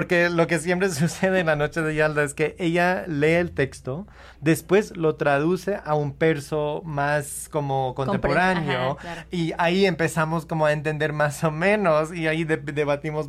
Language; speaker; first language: Spanish; non-native, fluent; English